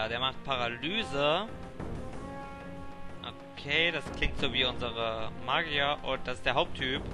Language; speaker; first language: German; native; German